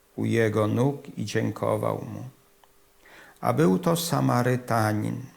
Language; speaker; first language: Polish; native; Polish